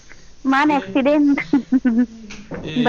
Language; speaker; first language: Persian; non-native, learner; Urdu